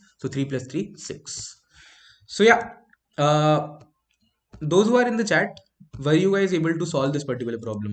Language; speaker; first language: English; non-native, local second language; Hindi